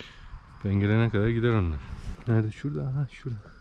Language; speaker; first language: Turkish; native; Turkish